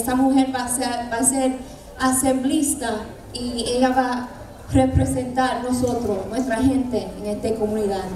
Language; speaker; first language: Spanish; early bilingual, heritage; Spanish